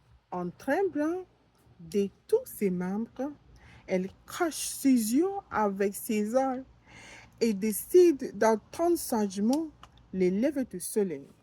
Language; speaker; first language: French; non-native, learner; English